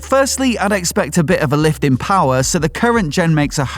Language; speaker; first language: English; native; English